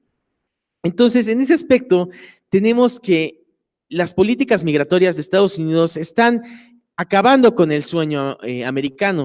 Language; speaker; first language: Spanish; native; Spanish